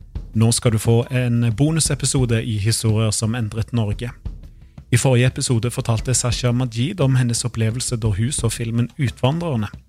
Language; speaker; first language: Norwegian; native; Norwegian